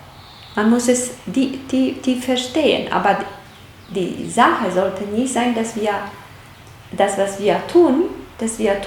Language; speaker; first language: German; non-native, fluent; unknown